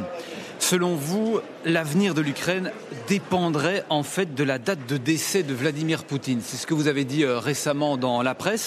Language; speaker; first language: French; native; French